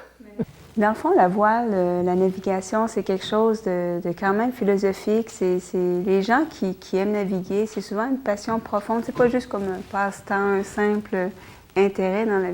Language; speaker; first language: French; native; French